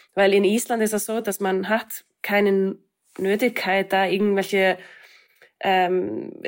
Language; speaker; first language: German; non-native, fluent; Icelandic